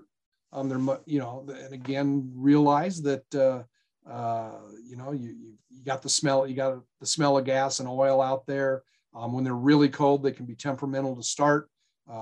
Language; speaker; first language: English; native; English